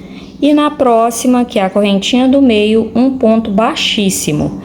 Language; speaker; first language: Portuguese; native; Portuguese